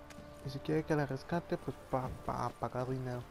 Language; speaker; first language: Spanish; early bilingual, heritage; Spanish